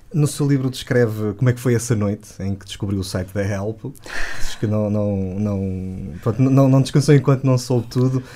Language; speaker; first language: Portuguese; native; Portuguese